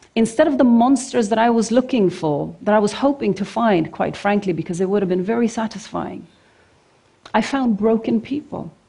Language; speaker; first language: English; non-native, fluent; Norwegian